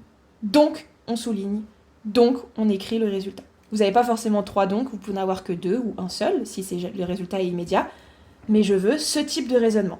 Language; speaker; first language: French; native; French